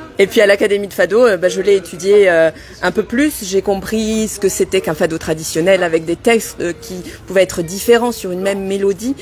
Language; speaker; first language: French; native; French